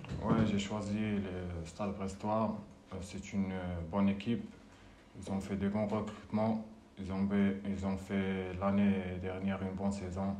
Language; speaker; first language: French; non-native, learner; Arabic